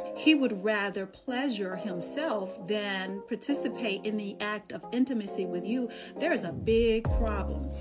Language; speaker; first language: English; native; English